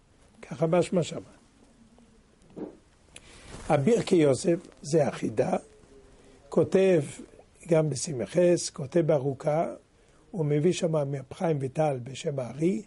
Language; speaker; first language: Hebrew; non-native, fluent; French